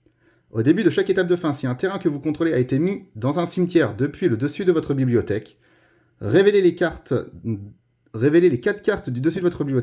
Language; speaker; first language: French; native; French